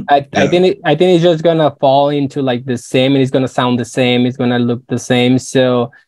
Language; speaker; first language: English; non-native, fluent; Spanish